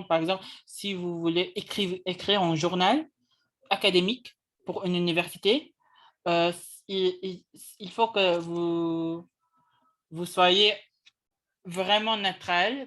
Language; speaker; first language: French; non-native, learner; English